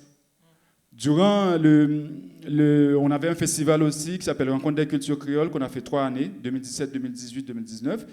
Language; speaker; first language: French; non-native, local second language; Haitian Creole